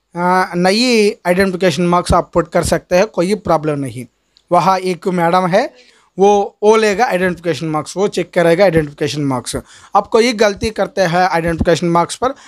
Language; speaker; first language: Hindi; non-native, local second language; Telugu